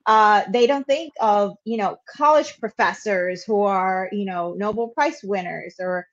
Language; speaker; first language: English; non-native, fluent; Spanish